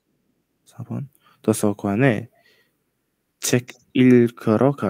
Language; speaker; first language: Korean; non-native, learner; Indonesian